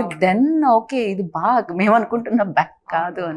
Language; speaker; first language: Telugu; native; Telugu